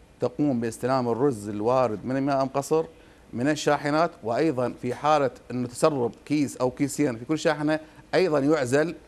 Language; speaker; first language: Arabic; native; Arabic